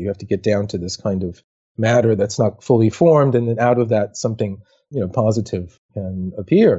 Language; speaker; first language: English; native; English